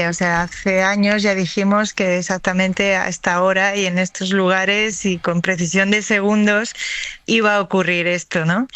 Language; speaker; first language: Spanish; native; Spanish